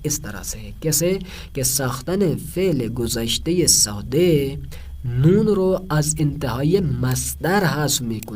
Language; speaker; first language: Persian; non-native, fluent; Urdu